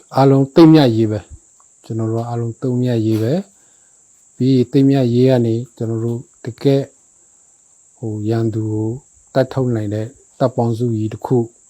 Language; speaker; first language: Burmese; non-native, local second language; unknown